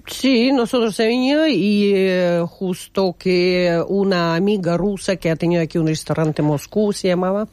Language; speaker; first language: Spanish; non-native, learner; Russian